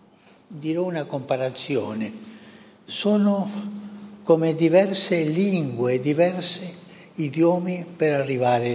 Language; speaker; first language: Italian; non-native, fluent; Spanish